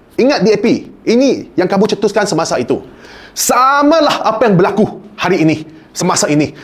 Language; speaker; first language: Malay; non-native, local second language; Chinese